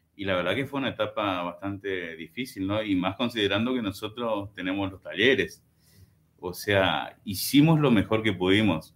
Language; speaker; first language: Spanish; native; Spanish